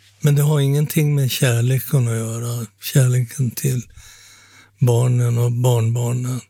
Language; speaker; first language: Swedish; non-native, fluent; Italian